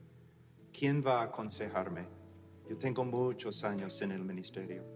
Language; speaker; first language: Spanish; non-native, fluent; English